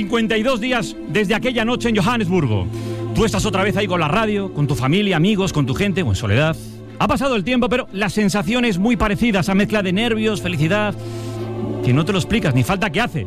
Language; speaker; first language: Spanish; native; Spanish